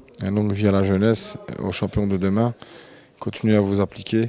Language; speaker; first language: French; early bilingual, other home language; Arabic